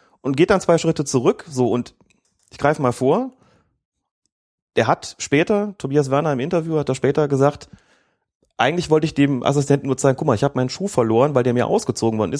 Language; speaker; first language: German; native; German